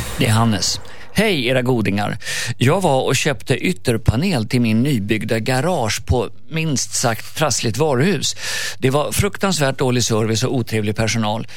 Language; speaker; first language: Swedish; native; Swedish